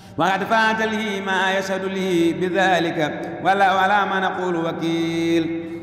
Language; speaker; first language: Arabic; non-native, fluent; Wolof